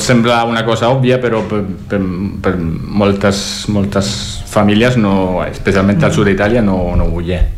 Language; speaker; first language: Catalan; non-native, fluent; Italian